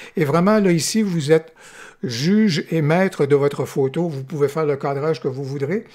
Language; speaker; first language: French; native; French